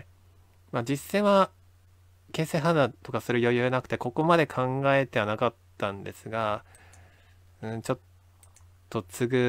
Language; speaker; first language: Japanese; native; Japanese